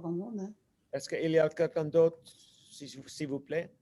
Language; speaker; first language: French; non-native, learner; English